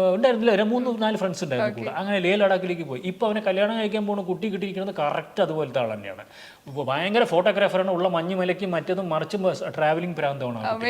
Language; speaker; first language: Malayalam; non-native, local second language; Tulu